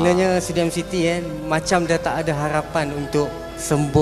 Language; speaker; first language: Malay; native; Malay